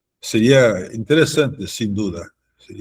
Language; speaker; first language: Spanish; non-native, fluent; Portuguese